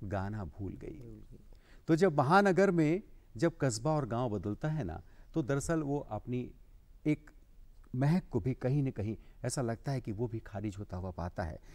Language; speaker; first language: Hindi; native; Hindi